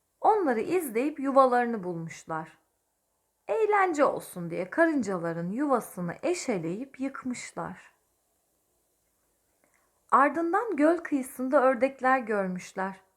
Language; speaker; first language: Turkish; native; Turkish